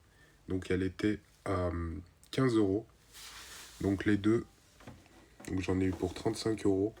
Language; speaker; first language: French; native; French